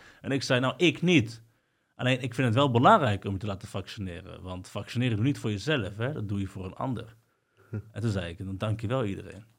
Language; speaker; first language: Dutch; early bilingual, other home language; Spanish